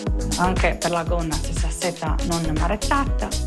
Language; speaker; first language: Italian; native; Italian